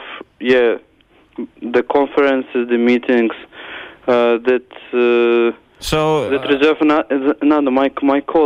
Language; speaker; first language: English; non-native, learner; Russian